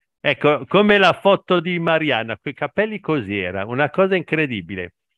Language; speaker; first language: Italian; native; Italian